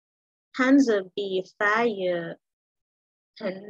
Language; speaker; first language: Chinese; non-native, learner; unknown